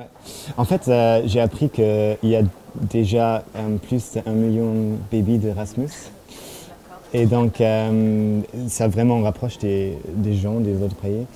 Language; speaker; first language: French; non-native, fluent; German